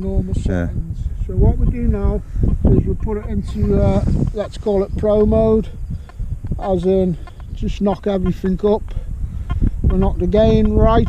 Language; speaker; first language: English; native; English